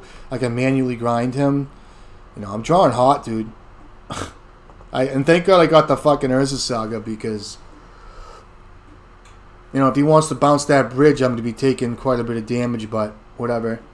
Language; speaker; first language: English; native; English